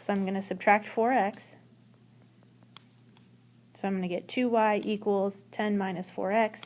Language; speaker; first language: English; native; English